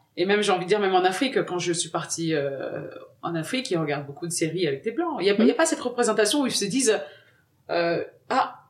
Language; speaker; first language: French; early bilingual, other home language; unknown